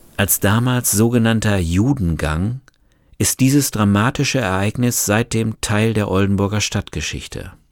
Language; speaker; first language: German; native; German